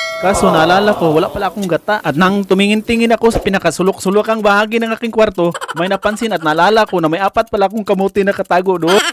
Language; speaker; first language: Filipino; non-native, local second language; Cebuano